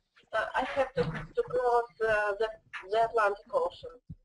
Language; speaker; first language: English; non-native, learner; Russian